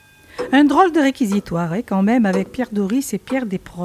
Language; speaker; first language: French; native; French